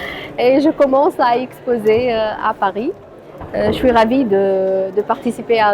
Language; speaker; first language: French; non-native, local second language; Arabic